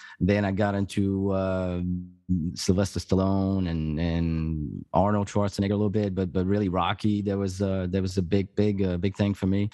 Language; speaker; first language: English; non-native, fluent; French